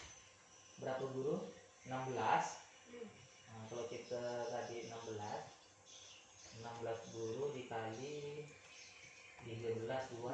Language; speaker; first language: Malay; native; Malay